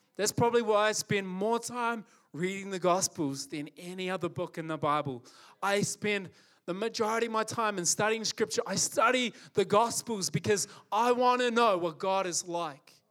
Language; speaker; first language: English; native; English